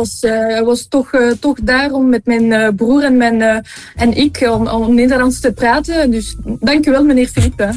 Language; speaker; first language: Dutch; non-native, local second language; French